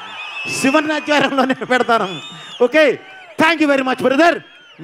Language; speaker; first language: Telugu; native; Telugu